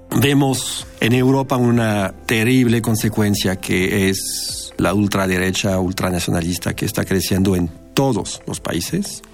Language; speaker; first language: Spanish; non-native, fluent; French